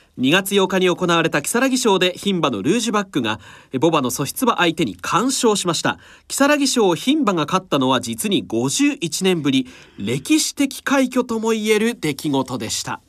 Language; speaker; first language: Japanese; native; Japanese